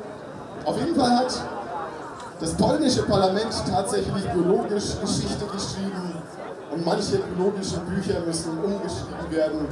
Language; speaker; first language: German; native; German